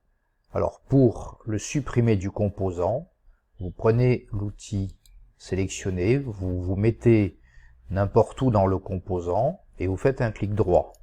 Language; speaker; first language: French; native; French